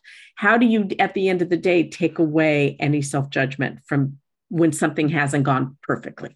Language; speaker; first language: English; native; English